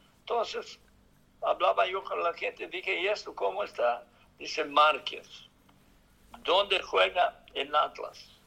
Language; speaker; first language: Spanish; non-native, fluent; Serbian